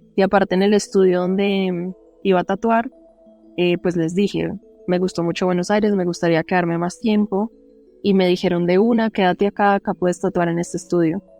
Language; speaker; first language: Spanish; native; Spanish